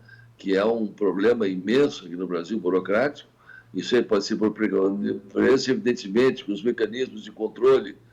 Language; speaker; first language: Portuguese; native; Portuguese